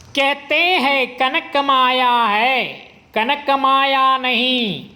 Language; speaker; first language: Hindi; non-native, local second language; Kannada